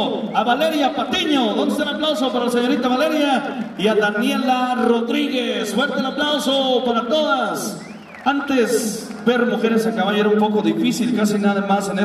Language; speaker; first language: Spanish; native; Spanish